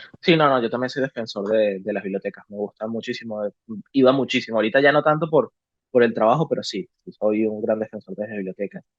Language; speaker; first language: Spanish; native; Spanish